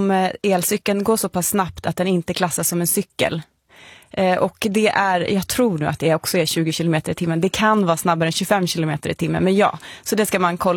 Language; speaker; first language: Swedish; native; Swedish